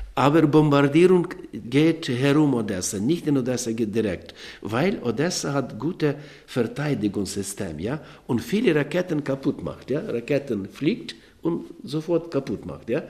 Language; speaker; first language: German; non-native, learner; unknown